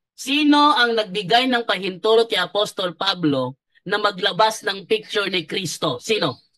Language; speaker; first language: Filipino; native; Filipino